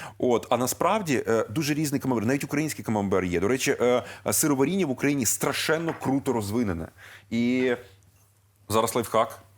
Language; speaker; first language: Ukrainian; native; Ukrainian